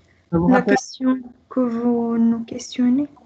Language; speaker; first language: French; non-native, learner; Arabic